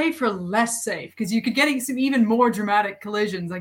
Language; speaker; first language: English; non-native, local second language; Cantonese